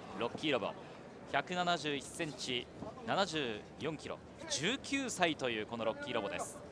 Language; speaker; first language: Japanese; native; Japanese